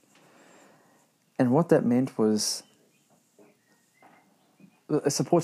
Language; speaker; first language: English; native; English